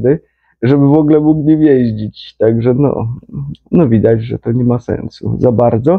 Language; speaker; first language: Polish; native; Polish